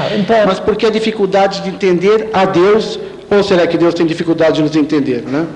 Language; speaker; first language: Portuguese; native; Portuguese